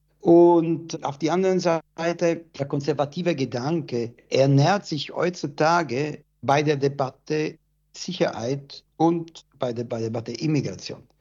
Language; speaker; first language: German; non-native, fluent; Italian